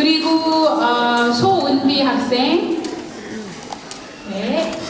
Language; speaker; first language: Korean; native; Korean